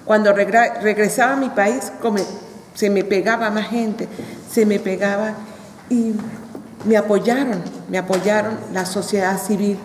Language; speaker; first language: Spanish; native; Spanish